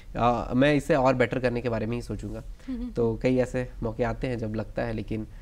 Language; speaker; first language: Hindi; native; Hindi